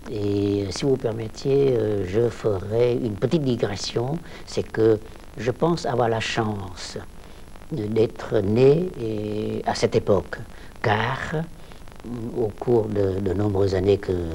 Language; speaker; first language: French; non-native, local second language; Vietnamese